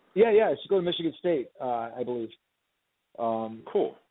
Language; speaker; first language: English; native; English